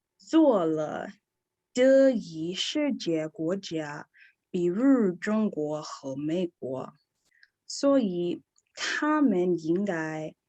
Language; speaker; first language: Chinese; non-native, learner; English